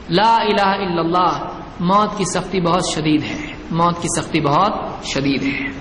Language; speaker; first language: Urdu; native; Urdu